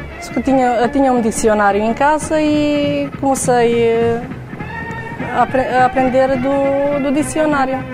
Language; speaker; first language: Portuguese; non-native, learner; Romanian